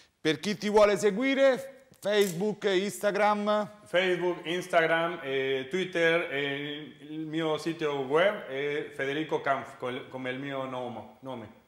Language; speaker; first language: Italian; non-native, learner; Spanish